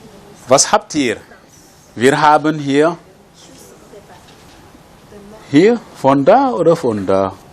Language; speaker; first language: German; non-native, fluent; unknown